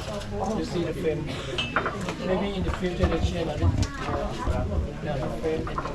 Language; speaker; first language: English; non-native, learner; Thai